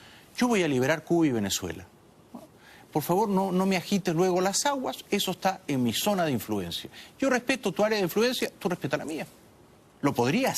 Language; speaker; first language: Spanish; native; Spanish